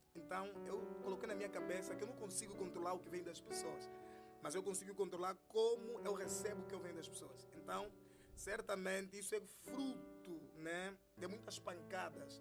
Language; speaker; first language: Portuguese; native; Portuguese